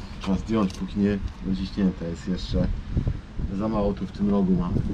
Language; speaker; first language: Polish; native; Polish